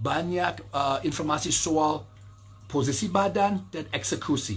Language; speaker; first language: Indonesian; non-native, learner; English